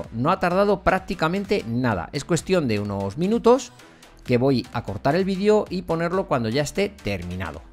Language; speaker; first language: Spanish; native; Spanish